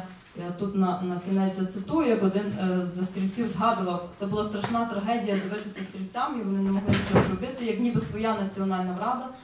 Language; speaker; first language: Ukrainian; native; Ukrainian